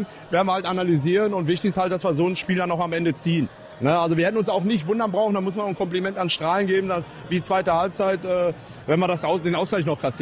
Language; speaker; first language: German; native; German